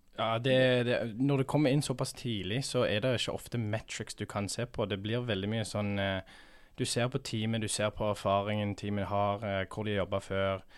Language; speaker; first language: Norwegian; early bilingual, heritage; English